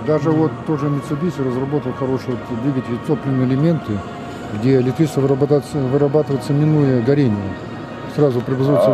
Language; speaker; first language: Russian; native; Russian